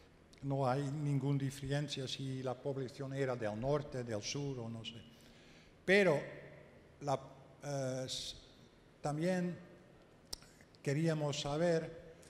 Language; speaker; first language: Spanish; non-native, learner; Dutch